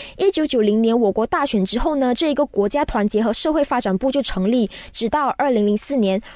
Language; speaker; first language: Chinese; native; Chinese